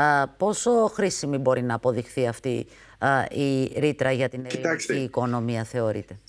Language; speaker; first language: Greek; native; Greek